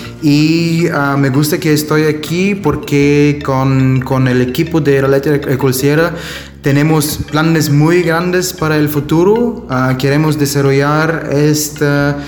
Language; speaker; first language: Spanish; non-native, learner; German